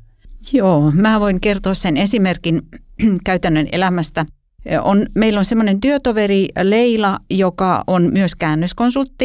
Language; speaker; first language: Finnish; native; Finnish